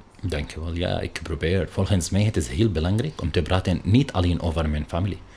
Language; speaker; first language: Dutch; non-native, learner; Arabic